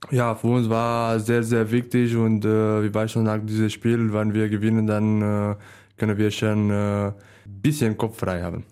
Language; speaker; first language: German; non-native, learner; Romanian